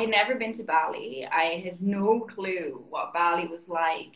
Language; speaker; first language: English; native; English